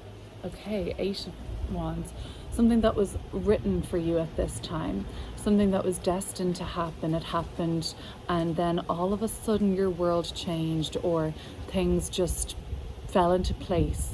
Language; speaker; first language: English; native; English